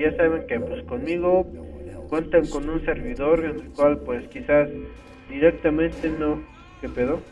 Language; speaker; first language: Spanish; native; Spanish